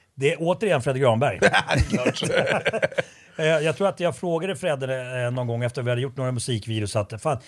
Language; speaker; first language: Swedish; native; Swedish